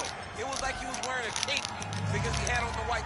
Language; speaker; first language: English; native; English